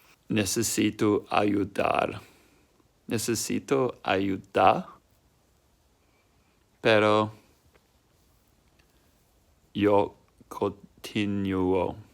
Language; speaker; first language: Spanish; non-native, learner; English